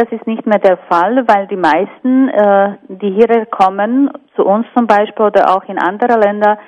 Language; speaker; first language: German; non-native, fluent; Slovak